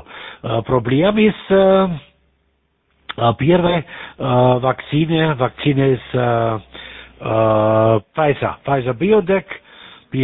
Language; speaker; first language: Russian; non-native, learner; German